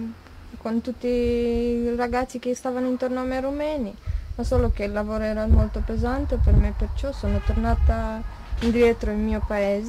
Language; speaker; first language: Italian; non-native, fluent; Romanian